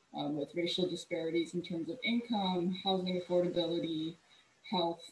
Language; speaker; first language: English; native; English